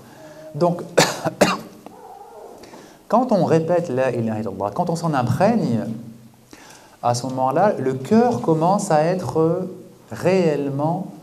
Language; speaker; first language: French; native; French